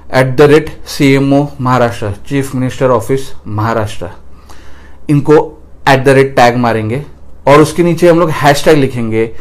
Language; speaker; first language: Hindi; non-native, local second language; Marathi